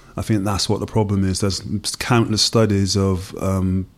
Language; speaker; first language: English; native; English